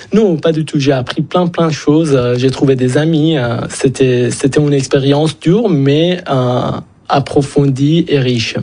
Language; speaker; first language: French; non-native, fluent; Persian